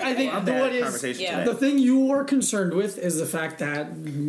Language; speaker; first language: English; early bilingual, other home language; Spanish